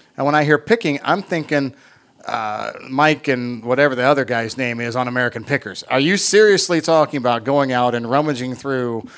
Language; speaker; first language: English; native; English